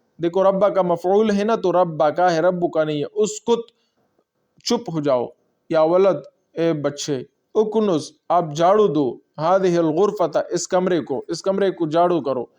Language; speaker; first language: Urdu; non-native, local second language; Pashto